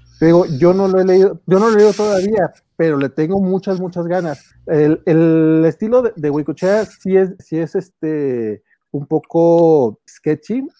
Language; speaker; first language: Spanish; native; Spanish